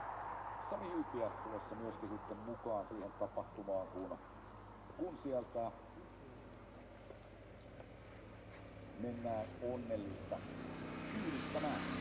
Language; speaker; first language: Finnish; native; Finnish